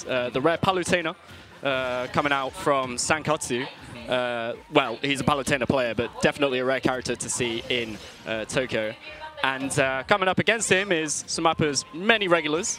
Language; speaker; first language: English; native; English